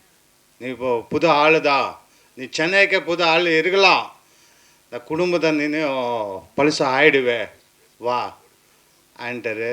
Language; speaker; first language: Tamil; non-native, learner; Kannada